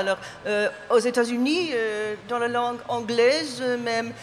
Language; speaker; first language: French; non-native, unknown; English